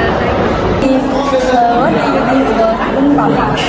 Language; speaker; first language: English; non-native, learner; Indonesian